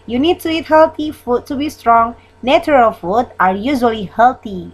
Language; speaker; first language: English; non-native, fluent; Indonesian